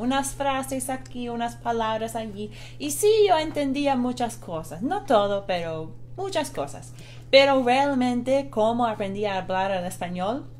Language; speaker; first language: Spanish; non-native, fluent; English